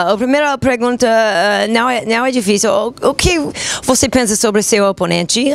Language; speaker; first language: Portuguese; non-native, learner; English